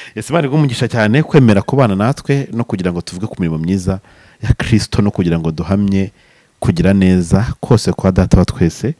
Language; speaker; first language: Kinyarwanda; native; Kinyarwanda